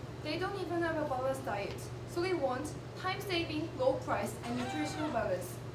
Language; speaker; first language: English; non-native, learner; Korean